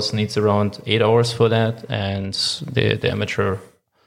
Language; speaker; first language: English; non-native, fluent; German